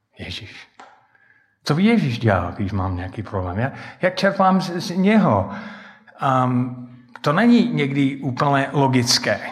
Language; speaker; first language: Czech; non-native, fluent; English